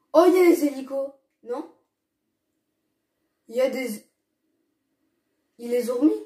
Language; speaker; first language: French; native; French